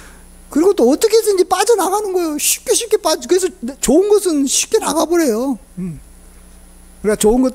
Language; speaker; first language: Korean; native; Korean